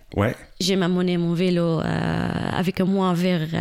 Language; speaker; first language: French; non-native, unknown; Arabic